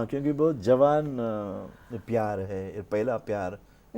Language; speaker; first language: Hindi; non-native, local second language; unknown